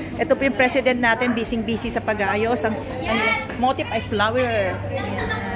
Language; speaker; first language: Filipino; non-native, local second language; Iloko